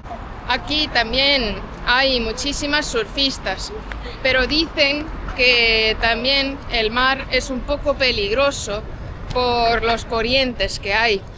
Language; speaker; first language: Spanish; non-native, fluent; Estonian